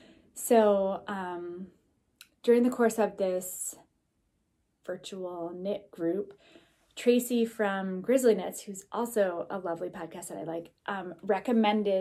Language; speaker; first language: English; native; English